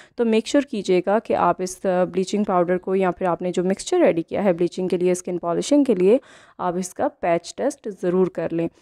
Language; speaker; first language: Hindi; native; Hindi